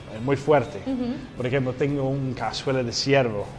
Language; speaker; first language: Spanish; non-native, learner; English